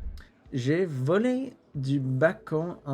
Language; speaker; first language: French; non-native, local second language; English